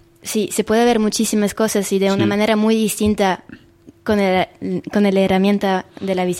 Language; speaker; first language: Spanish; non-native, fluent; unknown